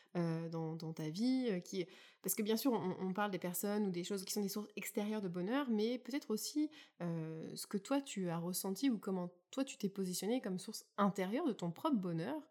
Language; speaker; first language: French; native; French